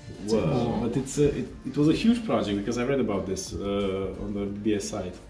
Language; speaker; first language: English; non-native, fluent; Romanian